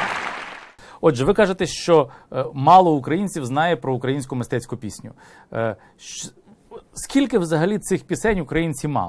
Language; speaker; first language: Ukrainian; native; Ukrainian